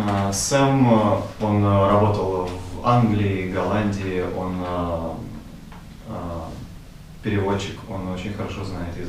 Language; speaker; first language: Russian; native; Russian